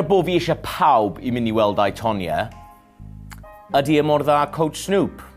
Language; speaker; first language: Welsh; native; Welsh